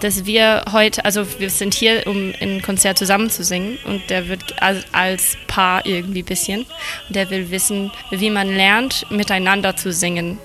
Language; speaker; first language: German; non-native, learner; French